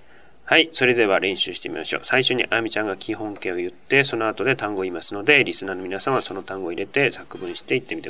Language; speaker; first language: Japanese; native; Japanese